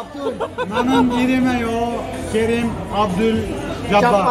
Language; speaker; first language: Korean; non-native, learner; Turkish